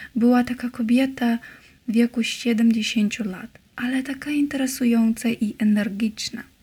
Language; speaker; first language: Polish; non-native, learner; Russian